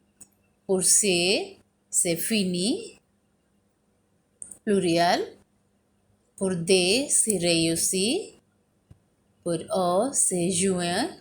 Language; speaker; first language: French; non-native, fluent; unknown